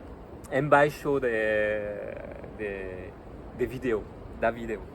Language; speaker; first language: Portuguese; non-native, learner; French